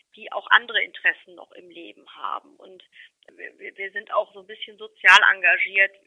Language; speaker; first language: German; native; German